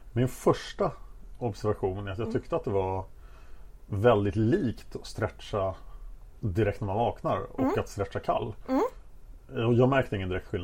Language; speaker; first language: Swedish; native; Swedish